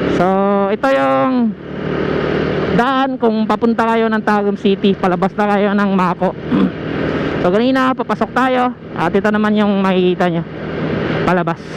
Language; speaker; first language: Filipino; non-native, local second language; Cebuano